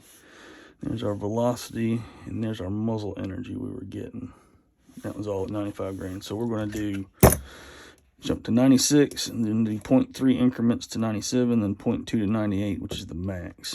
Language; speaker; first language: English; native; English